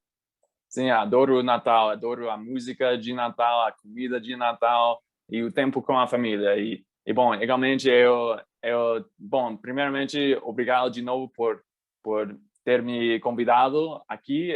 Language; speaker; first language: Portuguese; non-native, fluent; English